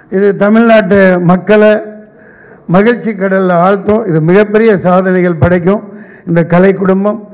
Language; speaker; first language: Tamil; native; Tamil